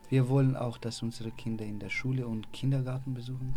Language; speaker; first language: German; non-native, learner; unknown